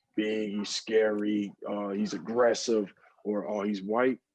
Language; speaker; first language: English; native; English